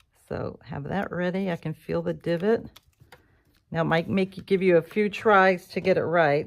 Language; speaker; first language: English; native; English